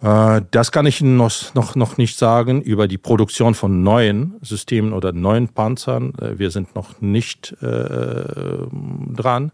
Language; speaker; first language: German; non-native, fluent; Ukrainian